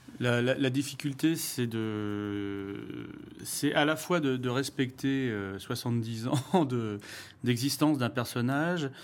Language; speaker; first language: French; native; French